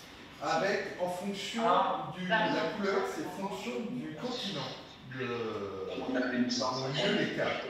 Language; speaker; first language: French; native; French